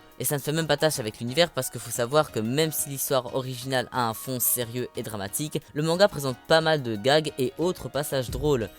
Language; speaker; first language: French; native; French